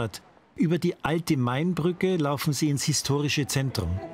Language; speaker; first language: German; native; German